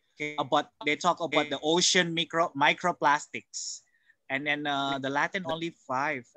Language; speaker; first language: English; non-native, fluent; Indonesian